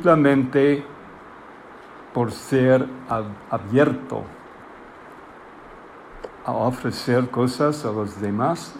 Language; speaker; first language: Spanish; non-native, fluent; English